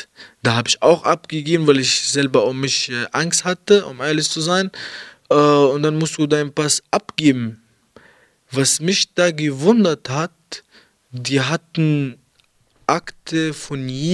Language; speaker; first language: German; early bilingual, other home language; Arabic